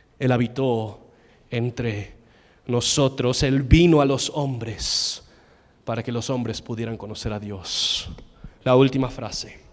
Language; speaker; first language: Spanish; non-native, fluent; English